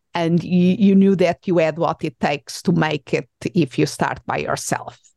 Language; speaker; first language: English; non-native, fluent; Portuguese